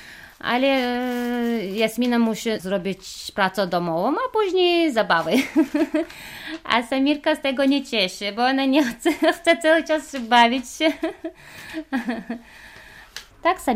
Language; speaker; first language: Polish; non-native, learner; Chechen